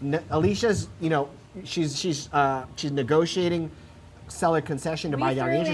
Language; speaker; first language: English; native; English